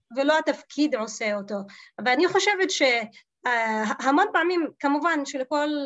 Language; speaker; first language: Hebrew; non-native, local second language; Arabic